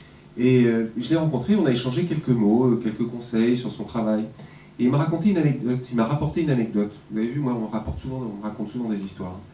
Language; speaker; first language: French; native; French